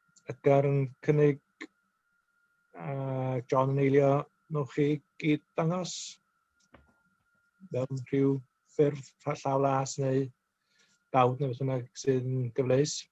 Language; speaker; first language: Welsh; native; Welsh